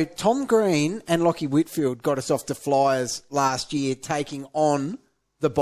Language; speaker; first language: English; native; English